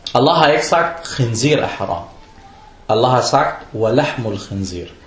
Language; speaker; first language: Danish; non-native, fluent; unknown